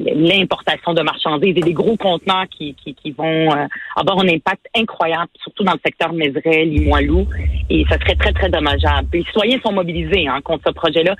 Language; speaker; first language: French; early bilingual, other home language; Arabic